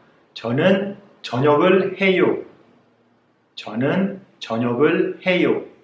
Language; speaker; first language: Korean; non-native, fluent; Spanish